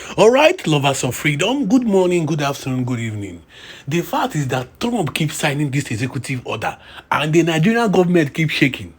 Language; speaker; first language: English; non-native, local second language; Igbo